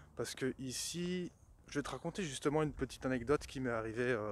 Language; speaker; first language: French; native; French